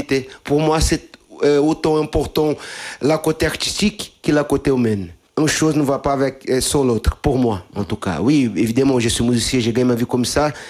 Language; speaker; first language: French; non-native, fluent; Portuguese